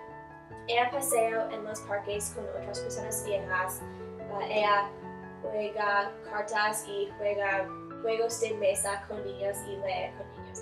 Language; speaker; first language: Spanish; non-native, learner; English